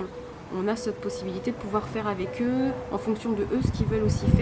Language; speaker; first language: French; native; French